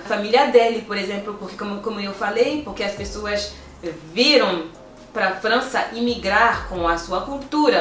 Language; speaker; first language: Portuguese; non-native, fluent; French